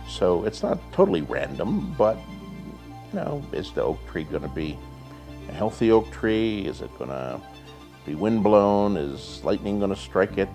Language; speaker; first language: English; native; English